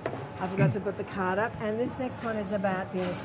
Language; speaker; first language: English; native; English